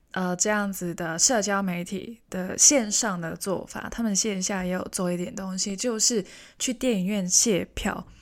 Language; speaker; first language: Chinese; non-native, local second language; Cantonese